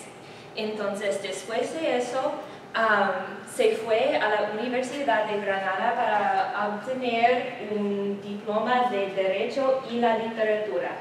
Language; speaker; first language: Spanish; non-native, learner; English